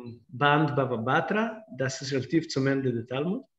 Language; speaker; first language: German; non-native, fluent; Russian